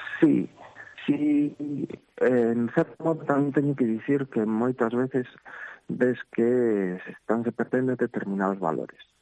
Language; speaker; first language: Galician; native; Galician